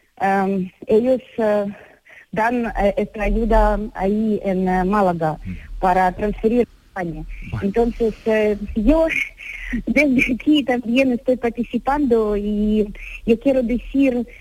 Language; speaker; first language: Spanish; non-native, learner; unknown